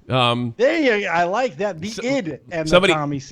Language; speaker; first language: English; native; English